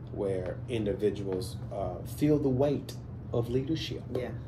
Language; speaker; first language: English; native; English